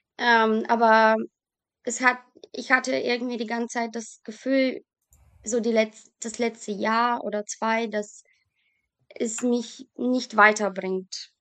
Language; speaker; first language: German; non-native, fluent; Bulgarian